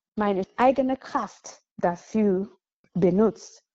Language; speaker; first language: German; non-native, fluent; English